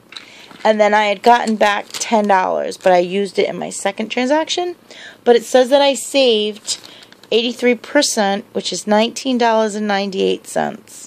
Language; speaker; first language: English; native; English